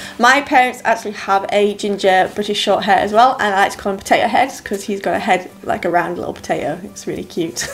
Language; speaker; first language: English; native; English